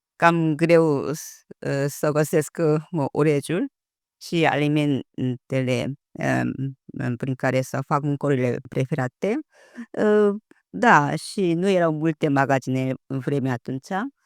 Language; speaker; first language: Romanian; non-native, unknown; Korean